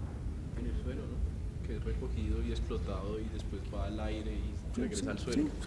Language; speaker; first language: Spanish; native; Spanish